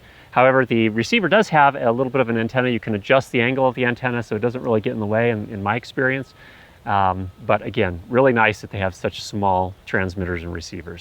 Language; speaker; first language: English; native; English